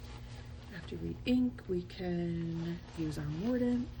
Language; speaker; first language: English; native; English